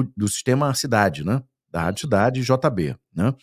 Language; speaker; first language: Portuguese; native; Portuguese